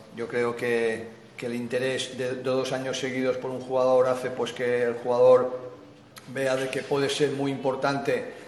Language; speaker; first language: Spanish; non-native, local second language; Catalan